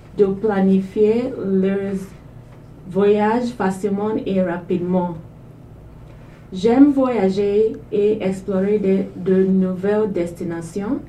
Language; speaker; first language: French; non-native, learner; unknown